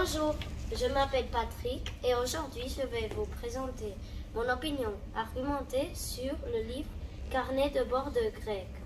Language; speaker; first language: French; non-native, learner; Catalan